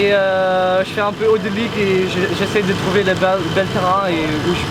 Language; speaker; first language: French; non-native, local second language; Dutch